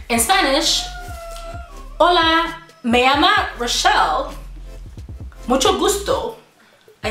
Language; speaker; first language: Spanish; non-native, learner; English